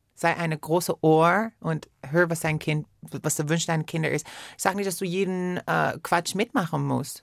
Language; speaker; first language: German; non-native, fluent; Persian